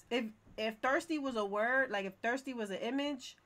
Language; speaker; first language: English; native; English